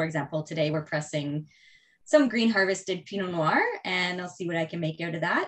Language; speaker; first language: English; native; English